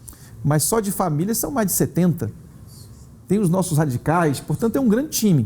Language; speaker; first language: Portuguese; native; Portuguese